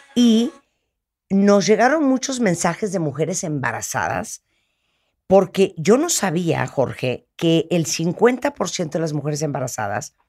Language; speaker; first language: Spanish; native; Spanish